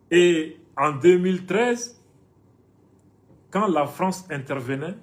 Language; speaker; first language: French; non-native, local second language; Bambara